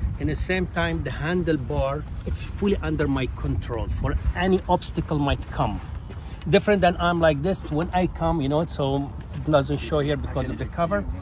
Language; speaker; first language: English; non-native, fluent; Arabic